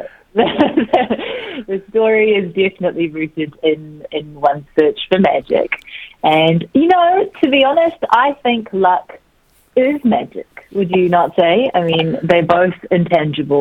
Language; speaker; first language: English; native; English